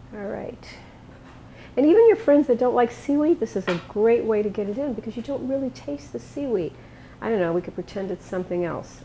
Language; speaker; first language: English; native; English